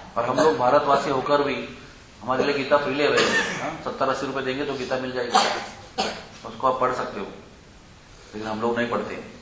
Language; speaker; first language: Hindi; non-native, local second language; Marathi